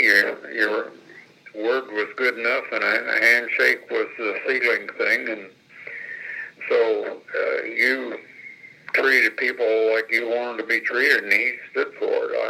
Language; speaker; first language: English; native; English